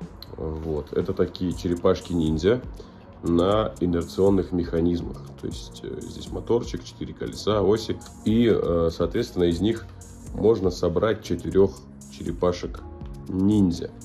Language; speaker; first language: Russian; native; Russian